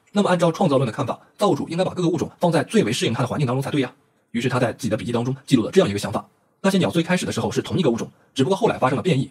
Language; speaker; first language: Chinese; native; Chinese